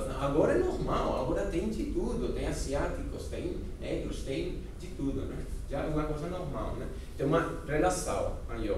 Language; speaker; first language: Portuguese; non-native, fluent; Spanish